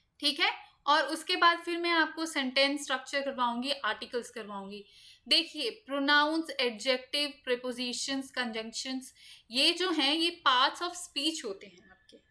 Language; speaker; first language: Hindi; native; Hindi